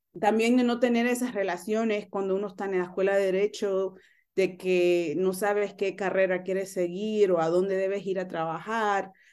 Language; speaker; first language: Spanish; early bilingual, heritage; Spanish